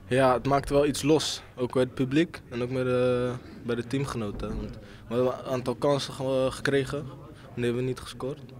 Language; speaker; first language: Dutch; native; Dutch